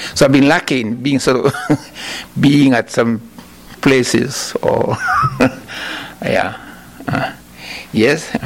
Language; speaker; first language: English; non-native, local second language; Kikuyu